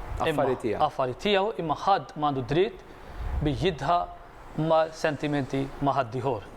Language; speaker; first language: Maltese; non-native, fluent; Arabic